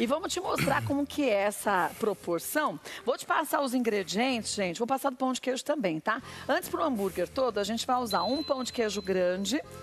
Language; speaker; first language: Portuguese; native; Portuguese